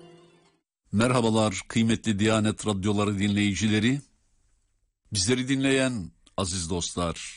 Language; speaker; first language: Turkish; native; Turkish